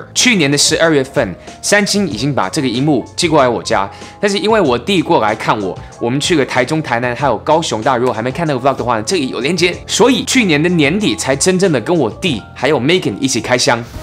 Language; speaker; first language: Chinese; early bilingual, heritage; English